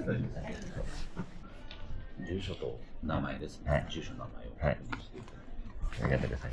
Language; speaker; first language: Japanese; native; Japanese